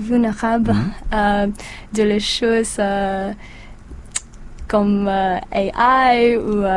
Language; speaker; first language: French; non-native, learner; English